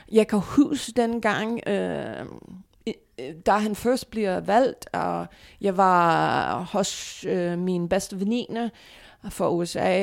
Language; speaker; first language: Danish; non-native, fluent; English